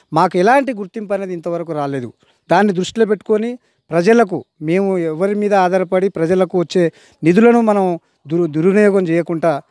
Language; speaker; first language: Telugu; native; Telugu